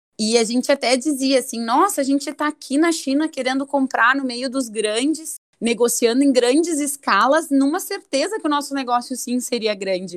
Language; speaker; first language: Portuguese; native; Portuguese